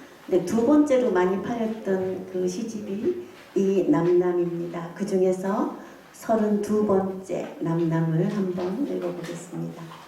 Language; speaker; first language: Korean; native; Korean